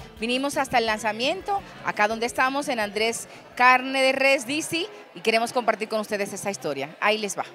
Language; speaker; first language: Spanish; native; Spanish